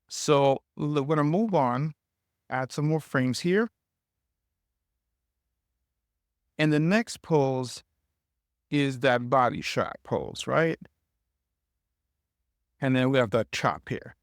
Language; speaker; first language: English; native; English